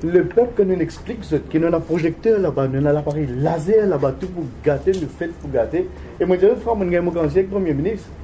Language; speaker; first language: French; non-native, local second language; Morisyen